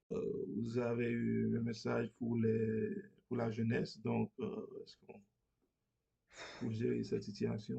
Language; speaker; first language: French; non-native, learner; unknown